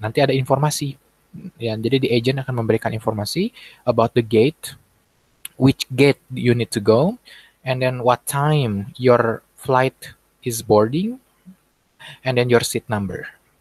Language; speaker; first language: English; non-native, fluent; Indonesian